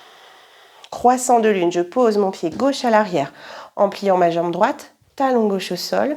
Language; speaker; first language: French; native; French